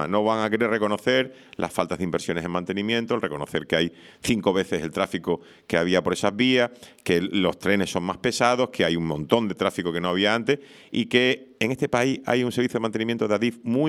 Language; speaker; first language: Spanish; native; Spanish